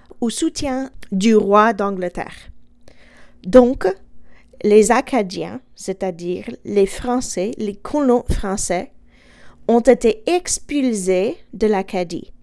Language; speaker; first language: French; non-native, fluent; English